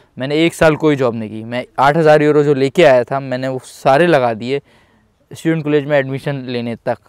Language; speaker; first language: Urdu; non-native, local second language; Punjabi